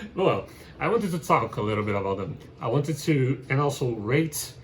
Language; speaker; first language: English; non-native, fluent; Portuguese